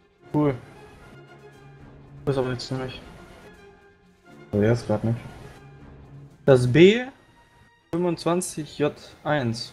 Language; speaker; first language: German; native; German